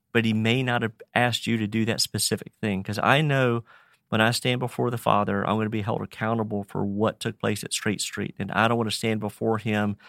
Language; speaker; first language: English; native; English